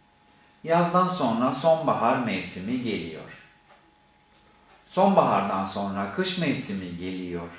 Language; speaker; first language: Turkish; non-native, fluent; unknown